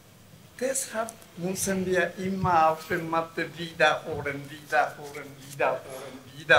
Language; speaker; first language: German; non-native, learner; Japanese